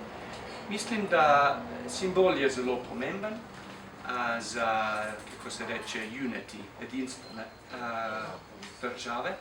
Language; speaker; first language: Slovenian; non-native, fluent; English